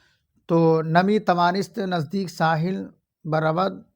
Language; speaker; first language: Persian; non-native, fluent; Urdu